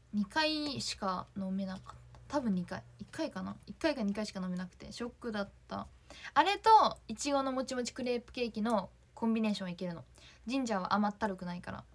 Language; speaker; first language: Japanese; native; Japanese